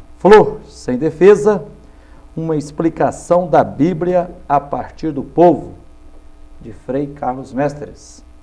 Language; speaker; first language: Portuguese; native; Portuguese